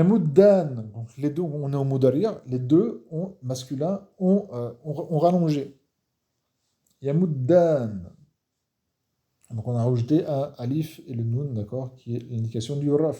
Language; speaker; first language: French; non-native, fluent; Arabic